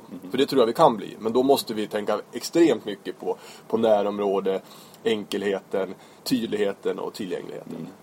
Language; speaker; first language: Swedish; native; Swedish